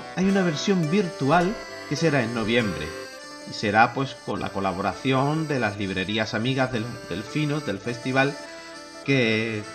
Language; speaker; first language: Spanish; native; Spanish